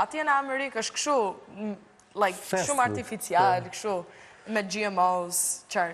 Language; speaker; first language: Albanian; early bilingual, heritage; Albanian